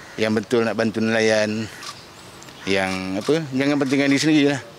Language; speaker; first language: Malay; native; Malay